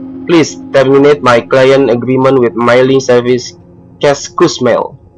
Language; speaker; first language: English; non-native, learner; Indonesian